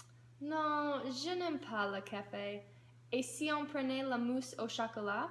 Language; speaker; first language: French; non-native, learner; English